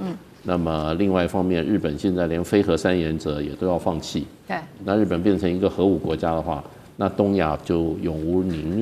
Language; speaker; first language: Chinese; native; Chinese